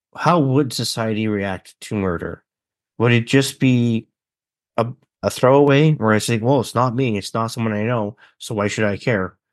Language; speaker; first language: English; native; English